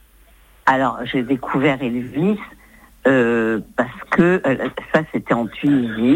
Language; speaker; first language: French; native; French